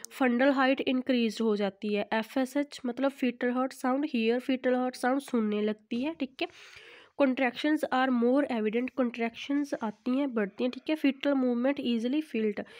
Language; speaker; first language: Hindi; non-native, local second language; Punjabi